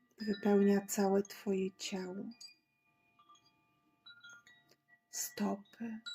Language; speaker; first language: Polish; native; Polish